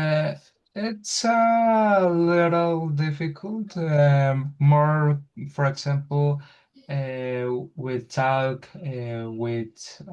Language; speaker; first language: English; non-native, learner; Spanish